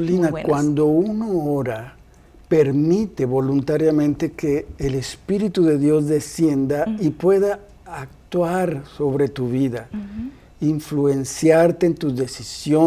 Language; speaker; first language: Spanish; native; Spanish